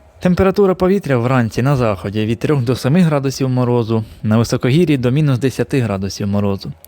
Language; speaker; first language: Ukrainian; native; Ukrainian